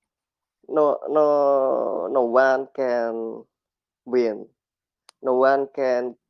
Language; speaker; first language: English; non-native, learner; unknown